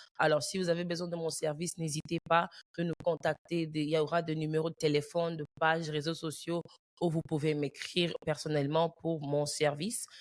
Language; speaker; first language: French; early bilingual, heritage; French